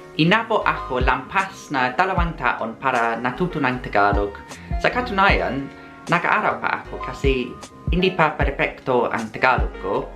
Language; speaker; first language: Filipino; non-native, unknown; English